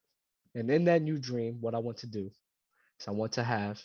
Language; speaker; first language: English; native; English